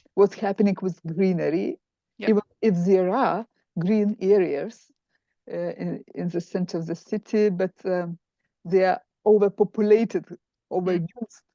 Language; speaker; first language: English; non-native, fluent; Lithuanian